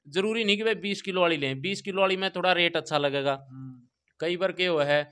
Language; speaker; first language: Hindi; native; Hindi